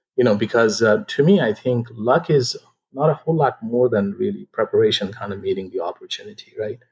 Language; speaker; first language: English; non-native, local second language; Nepali